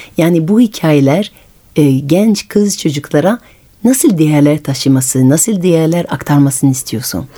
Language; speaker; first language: Turkish; non-native, fluent; French